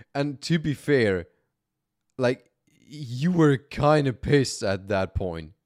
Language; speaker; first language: English; non-native, fluent; German